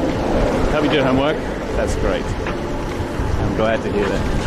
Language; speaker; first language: English; native; English